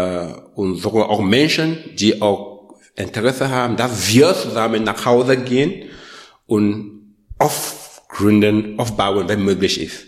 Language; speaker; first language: German; non-native, learner; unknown